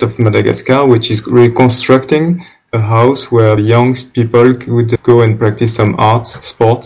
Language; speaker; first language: English; non-native, fluent; French